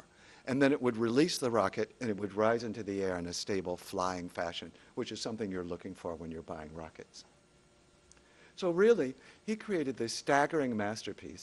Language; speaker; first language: English; native; English